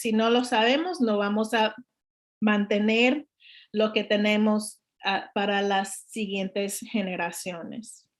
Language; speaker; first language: Spanish; non-native, learner; English